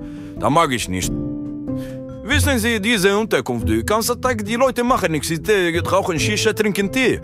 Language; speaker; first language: German; non-native, learner; French